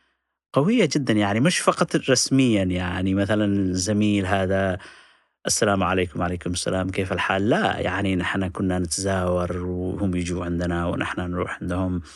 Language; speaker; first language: Arabic; non-native, fluent; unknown